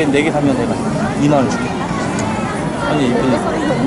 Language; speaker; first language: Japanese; non-native, learner; Korean